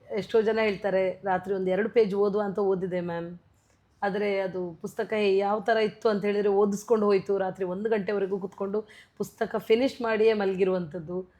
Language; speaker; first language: Kannada; non-native, local second language; Tulu